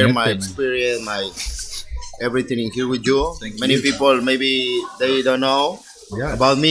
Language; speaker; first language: English; non-native, fluent; Spanish